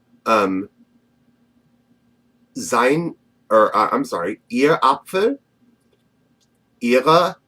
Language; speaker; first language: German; non-native, fluent; English